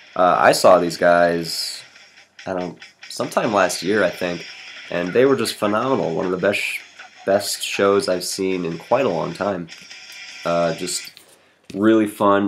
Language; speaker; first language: English; native; English